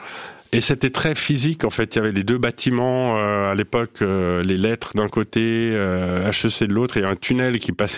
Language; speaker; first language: French; non-native, local second language; Swiss German